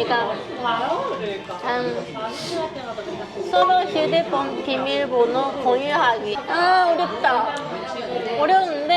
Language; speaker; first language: Korean; non-native, fluent; Japanese